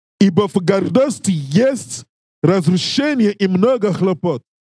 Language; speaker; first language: Russian; non-native, learner; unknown